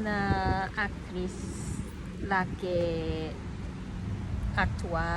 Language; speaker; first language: Spanish; non-native, learner; Cantonese